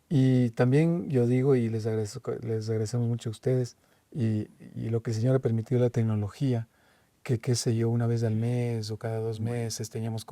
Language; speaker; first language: Spanish; native; Spanish